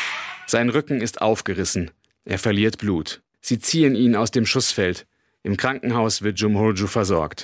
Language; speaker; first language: German; native; German